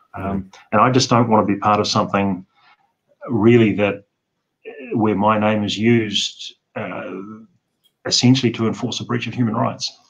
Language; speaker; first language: English; native; English